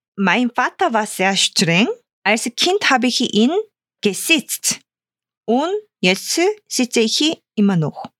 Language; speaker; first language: German; non-native, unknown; Korean